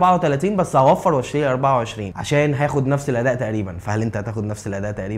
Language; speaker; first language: Arabic; native; Arabic